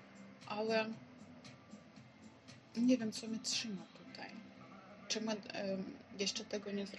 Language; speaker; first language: Polish; non-native, learner; Ukrainian